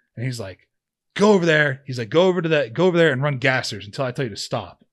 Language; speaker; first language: English; native; English